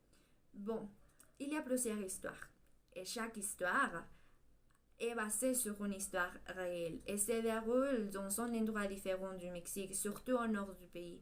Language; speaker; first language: French; non-native, learner; Spanish